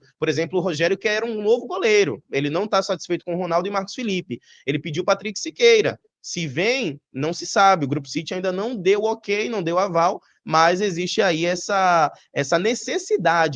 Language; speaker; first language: Portuguese; native; Portuguese